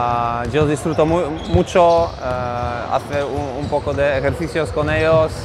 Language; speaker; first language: Spanish; non-native, learner; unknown